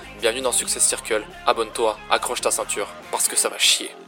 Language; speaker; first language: French; native; French